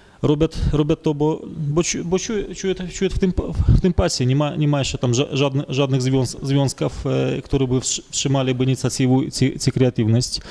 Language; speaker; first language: Polish; non-native, fluent; Russian